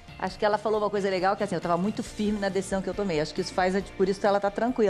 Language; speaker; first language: Portuguese; native; Portuguese